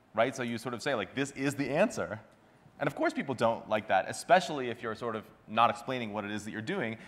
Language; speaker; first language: English; native; English